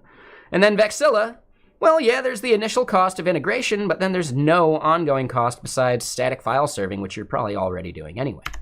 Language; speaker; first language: English; native; English